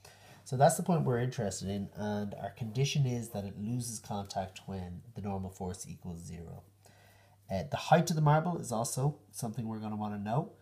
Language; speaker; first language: English; native; English